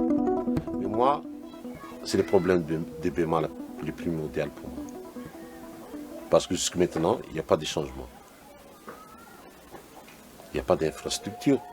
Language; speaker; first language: French; non-native, local second language; Malagasy